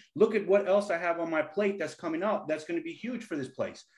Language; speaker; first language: English; native; English